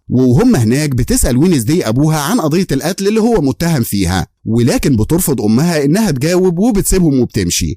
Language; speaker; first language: Arabic; native; Arabic